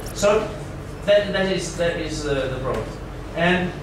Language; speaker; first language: English; native; English